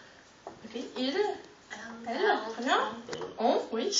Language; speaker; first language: French; non-native, fluent; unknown